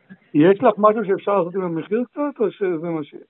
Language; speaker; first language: Hebrew; native; Hebrew